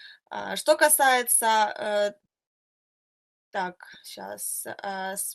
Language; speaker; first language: Russian; native; Russian